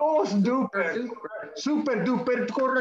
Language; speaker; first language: Spanish; non-native, fluent; English